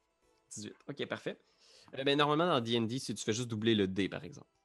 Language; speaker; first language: French; native; French